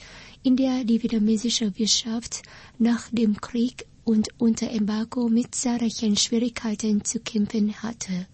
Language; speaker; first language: German; non-native, fluent; Vietnamese